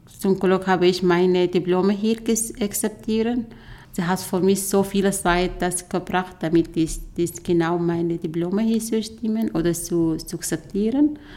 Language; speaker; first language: German; non-native, learner; Arabic